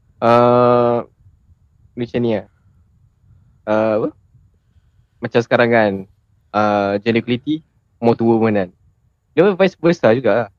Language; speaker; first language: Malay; native; Malay